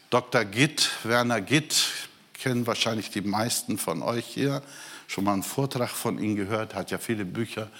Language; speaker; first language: German; non-native, fluent; Portuguese